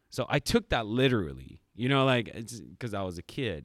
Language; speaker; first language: English; early bilingual, other home language; Japanese